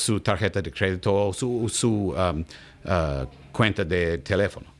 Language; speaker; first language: Spanish; non-native, learner; English